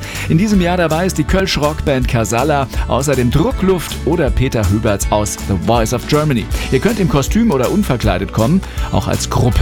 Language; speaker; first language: German; native; German